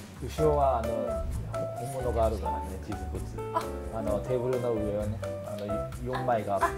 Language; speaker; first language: Japanese; non-native, fluent; Chinese